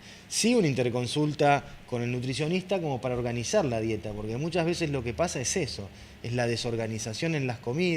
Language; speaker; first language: Spanish; native; Spanish